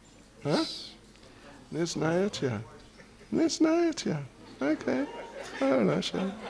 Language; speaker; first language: Russian; non-native, learner; English